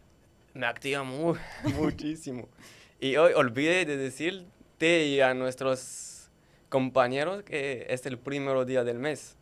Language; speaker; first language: Spanish; non-native, learner; French